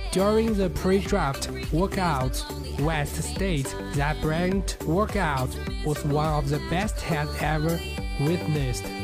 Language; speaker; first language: English; non-native, learner; Chinese